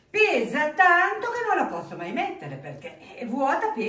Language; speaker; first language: Italian; native; Italian